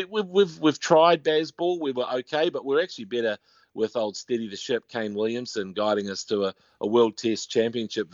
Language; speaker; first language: English; native; English